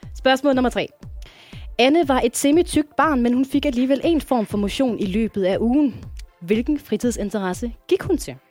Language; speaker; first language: Danish; native; Danish